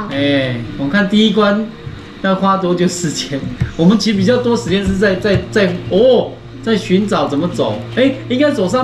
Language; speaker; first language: Chinese; native; Chinese